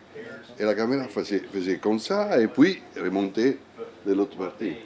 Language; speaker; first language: French; non-native, learner; Italian